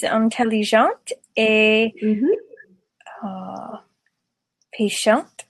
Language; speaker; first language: French; non-native, learner; English